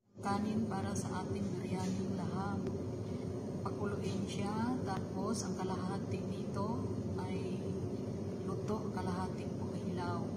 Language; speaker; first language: Filipino; non-native, local second language; Cebuano